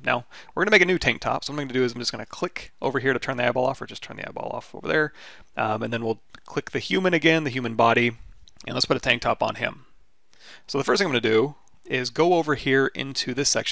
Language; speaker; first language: English; native; English